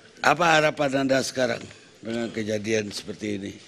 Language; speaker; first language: Indonesian; native; Indonesian